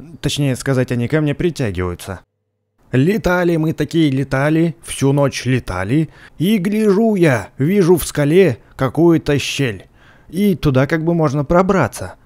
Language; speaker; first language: Russian; native; Russian